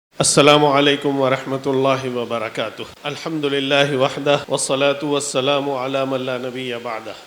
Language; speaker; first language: Urdu; native; Urdu